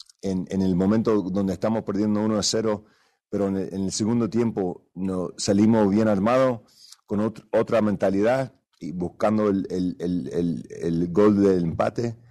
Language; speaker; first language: Spanish; early bilingual, other home language; English